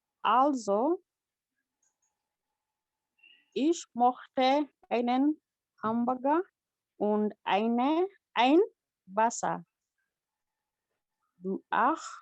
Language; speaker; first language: German; non-native, learner; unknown